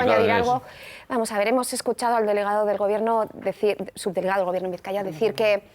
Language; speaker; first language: Spanish; native; Spanish